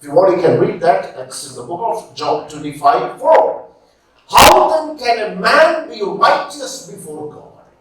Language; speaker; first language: English; non-native, local second language; Malayalam